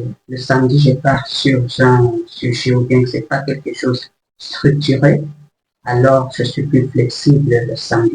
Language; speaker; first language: French; non-native, learner; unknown